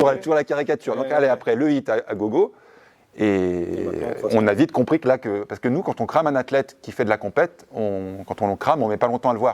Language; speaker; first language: French; native; French